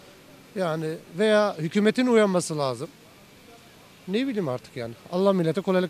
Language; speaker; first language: Turkish; native; Turkish